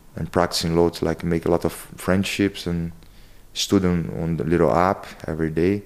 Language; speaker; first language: English; non-native, learner; Portuguese